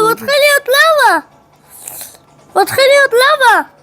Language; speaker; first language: Hebrew; early bilingual, heritage; Hebrew